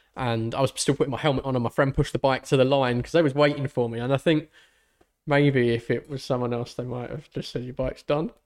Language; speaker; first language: English; native; English